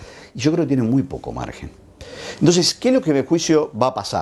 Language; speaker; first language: Spanish; native; Spanish